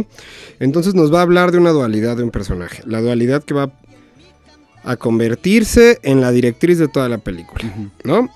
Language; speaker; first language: Spanish; native; Spanish